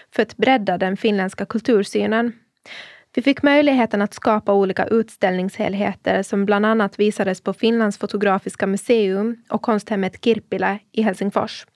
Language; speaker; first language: Swedish; native; Swedish